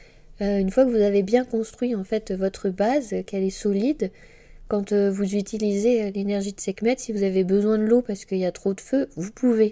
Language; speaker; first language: French; native; French